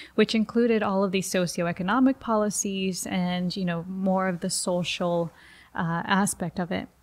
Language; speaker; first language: English; early bilingual, other home language; Spanish